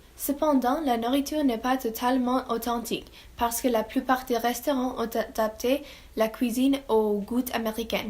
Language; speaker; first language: French; non-native, learner; English